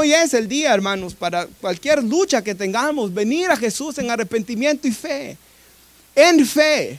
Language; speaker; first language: Spanish; native; Spanish